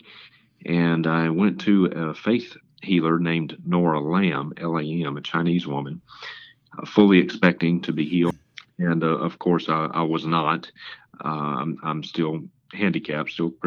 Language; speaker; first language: English; native; English